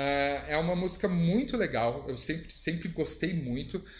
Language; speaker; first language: Portuguese; native; Portuguese